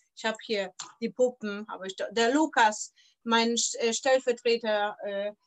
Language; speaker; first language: German; non-native, fluent; Polish